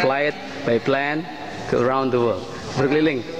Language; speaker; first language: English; non-native, learner; Indonesian